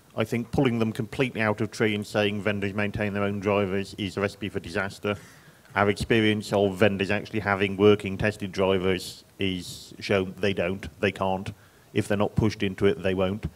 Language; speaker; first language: English; native; English